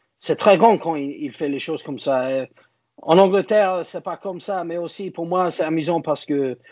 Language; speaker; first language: French; non-native, learner; English